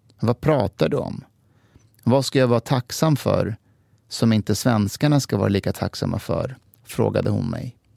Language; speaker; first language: Swedish; early bilingual, other home language; Persian